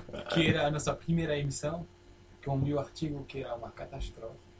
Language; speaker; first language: Portuguese; non-native, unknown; French